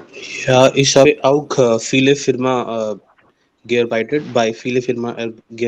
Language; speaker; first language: German; non-native, learner; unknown